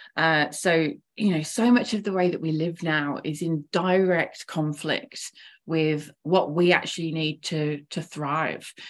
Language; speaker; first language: English; native; English